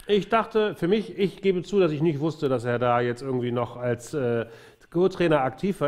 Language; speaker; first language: German; native; German